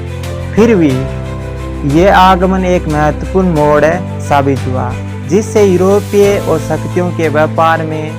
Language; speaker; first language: Hindi; native; Hindi